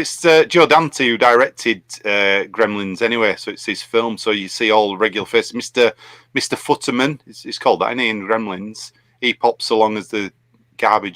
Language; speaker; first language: English; native; English